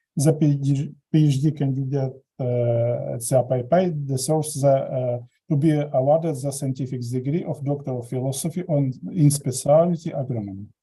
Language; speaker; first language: English; non-native, learner; Ukrainian